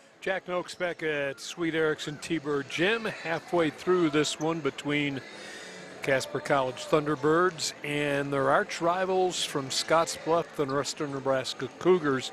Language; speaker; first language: English; native; English